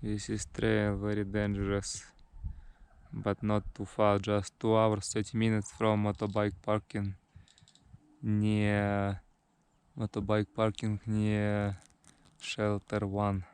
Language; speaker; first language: English; non-native, learner; Russian